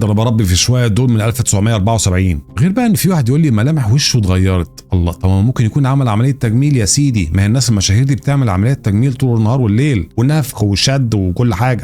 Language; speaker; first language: Arabic; native; Arabic